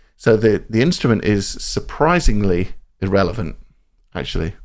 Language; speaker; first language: English; native; English